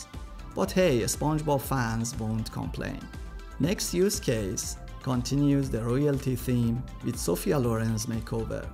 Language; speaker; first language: English; non-native, fluent; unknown